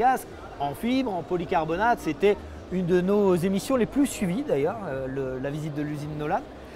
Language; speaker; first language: French; native; French